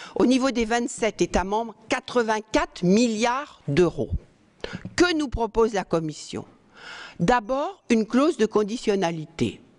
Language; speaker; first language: French; native; French